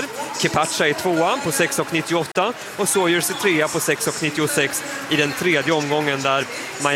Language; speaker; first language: Swedish; native; Swedish